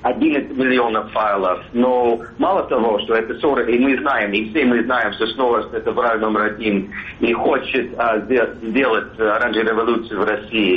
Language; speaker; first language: Russian; non-native, fluent; English